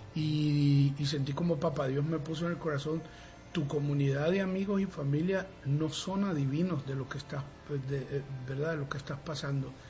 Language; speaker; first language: Spanish; native; Spanish